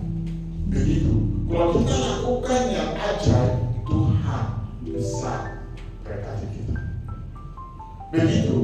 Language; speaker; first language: Indonesian; non-native, fluent; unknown